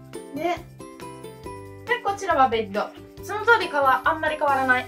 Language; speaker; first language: Japanese; non-native, fluent; Italian